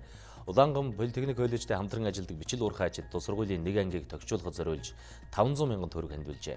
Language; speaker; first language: Mongolian; native; Mongolian